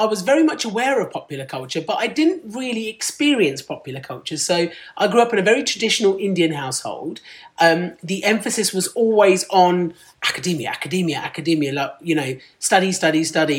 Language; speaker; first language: English; non-native, local second language; Punjabi